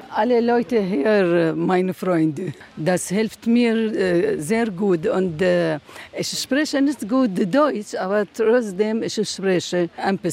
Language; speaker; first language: German; non-native, learner; Arabic